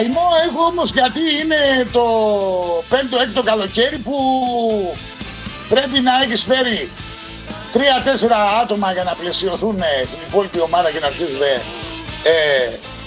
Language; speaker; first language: Greek; native; Greek